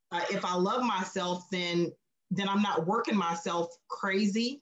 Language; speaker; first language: English; native; English